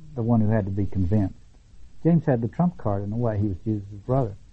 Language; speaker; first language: English; native; English